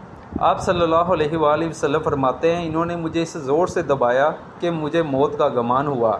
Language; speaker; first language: Urdu; native; Urdu